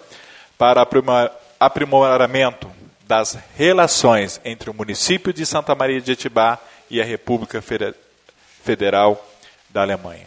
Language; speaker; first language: Portuguese; native; Portuguese